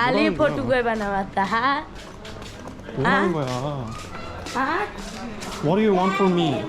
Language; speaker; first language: Korean; native; Korean